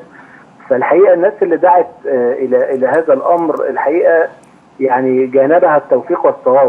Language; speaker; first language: Arabic; native; Arabic